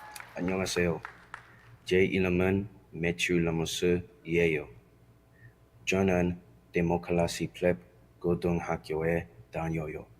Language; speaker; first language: Korean; non-native, learner; English